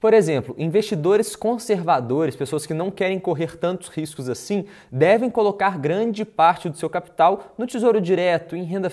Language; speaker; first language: Portuguese; native; Portuguese